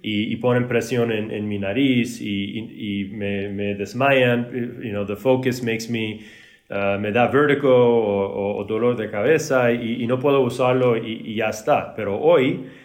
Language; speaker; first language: Spanish; early bilingual, heritage; Spanish